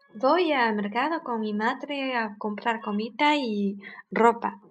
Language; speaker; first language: Spanish; non-native, learner; Chinese